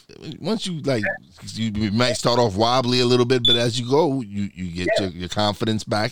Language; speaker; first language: English; early bilingual, other home language; Spanish